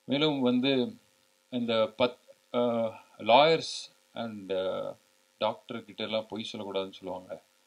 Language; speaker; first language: Tamil; native; Tamil